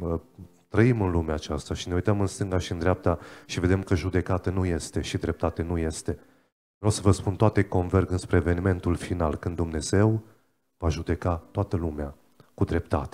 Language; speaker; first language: Romanian; native; Romanian